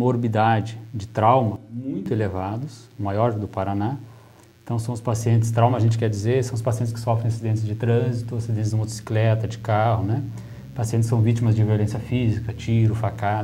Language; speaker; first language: Portuguese; native; Portuguese